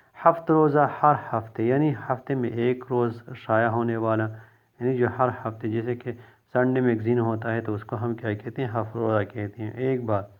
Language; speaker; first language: Urdu; non-native, local second language; Pashto